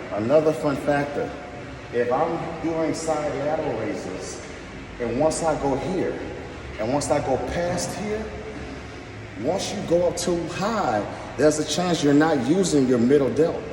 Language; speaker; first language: English; native; English